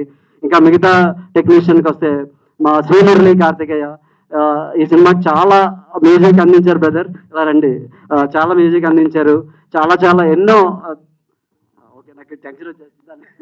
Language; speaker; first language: Telugu; native; Telugu